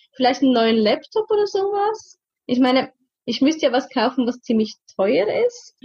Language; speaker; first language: German; native; German